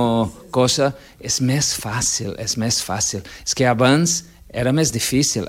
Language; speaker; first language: Catalan; non-native, fluent; Portuguese